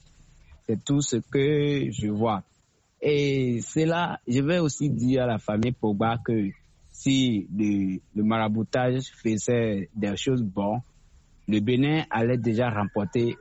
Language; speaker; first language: French; non-native, local second language; Fon